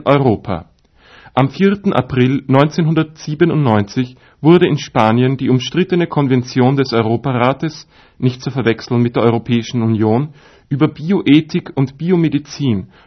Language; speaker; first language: German; native; German